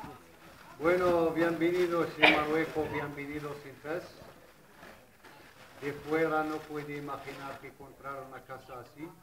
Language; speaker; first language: Spanish; non-native, learner; Arabic